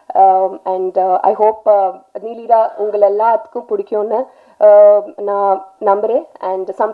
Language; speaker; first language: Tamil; non-native, learner; Telugu